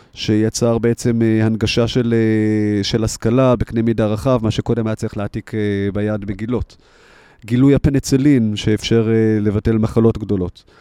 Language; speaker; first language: Hebrew; native; Hebrew